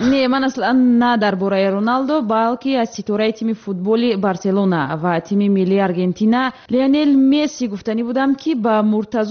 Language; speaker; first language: Tajik; native; Tajik